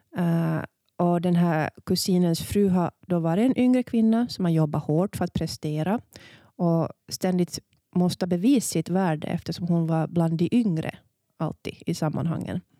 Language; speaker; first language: Swedish; native; Swedish